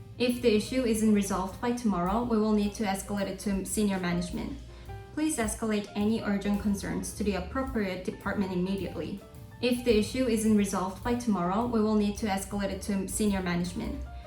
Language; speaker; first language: English; non-native, fluent; Korean